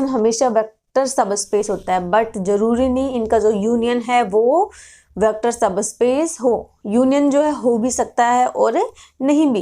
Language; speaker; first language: Hindi; native; Hindi